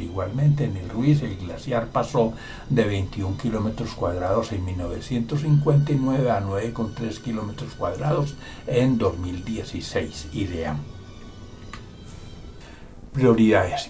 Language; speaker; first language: Spanish; native; Spanish